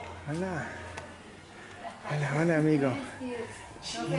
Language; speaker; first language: Spanish; non-native, learner; English